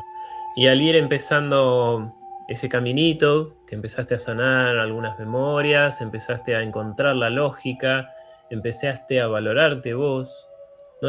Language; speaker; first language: Spanish; native; Spanish